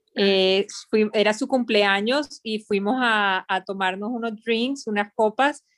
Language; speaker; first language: Spanish; native; Spanish